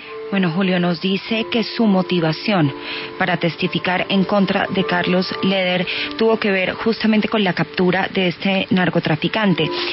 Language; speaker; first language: Spanish; native; Spanish